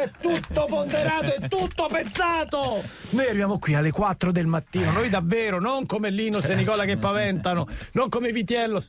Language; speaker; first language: Italian; native; Italian